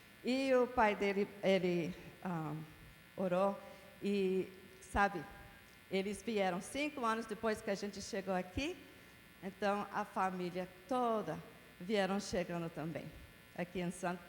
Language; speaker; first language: Portuguese; non-native, fluent; English